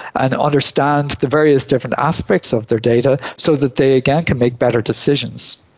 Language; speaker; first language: English; native; English